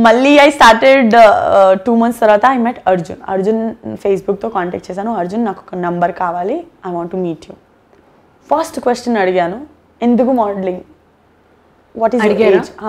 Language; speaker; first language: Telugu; non-native, learner; Gujarati